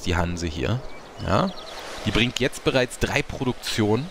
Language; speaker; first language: German; native; German